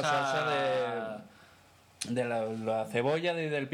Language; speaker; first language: Spanish; native; Spanish